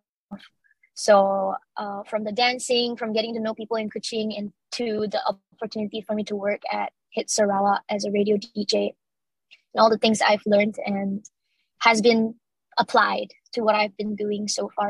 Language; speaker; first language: English; non-native, local second language; Chinese